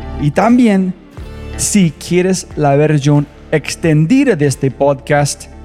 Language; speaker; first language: Spanish; non-native, fluent; English